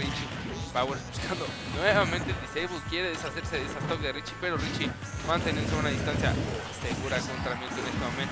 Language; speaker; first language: Spanish; native; Spanish